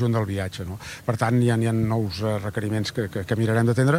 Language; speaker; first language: Catalan; native; Catalan